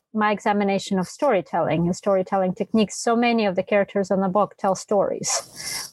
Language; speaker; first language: English; non-native, fluent; Russian